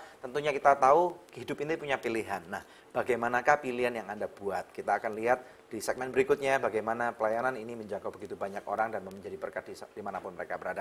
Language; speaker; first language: Indonesian; native; Indonesian